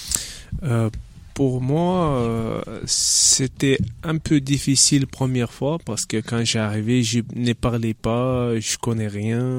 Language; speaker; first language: French; non-native, learner; Chechen